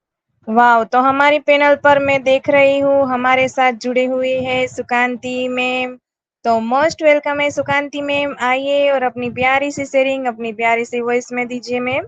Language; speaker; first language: Hindi; native; Hindi